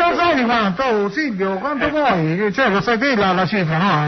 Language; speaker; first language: Italian; native; Italian